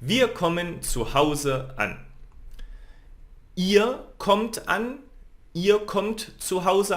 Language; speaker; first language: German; non-native, fluent; Spanish